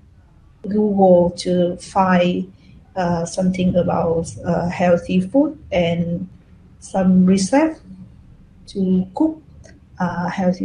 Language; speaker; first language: English; non-native, learner; Vietnamese